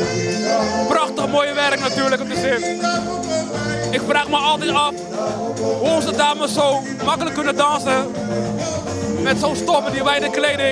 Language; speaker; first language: Dutch; native; Dutch